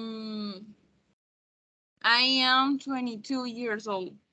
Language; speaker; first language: English; non-native, learner; Spanish